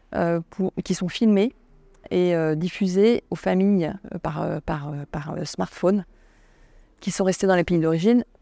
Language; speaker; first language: French; native; French